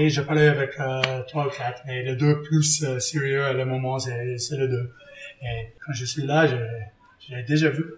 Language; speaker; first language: French; non-native, learner; English